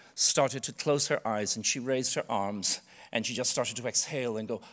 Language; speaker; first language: English; native; English